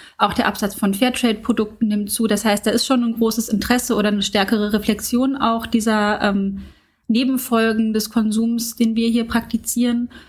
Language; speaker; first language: German; native; German